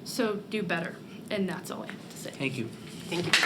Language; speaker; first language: English; non-native, fluent; Italian